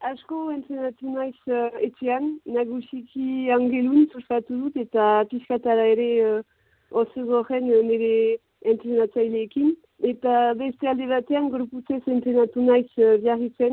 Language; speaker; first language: Basque; non-native, local second language; French